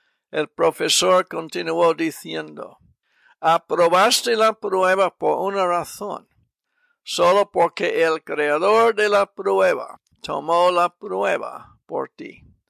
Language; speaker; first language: Spanish; non-native, fluent; English